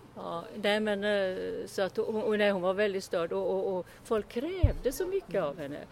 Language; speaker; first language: Swedish; early bilingual, other home language; Estonian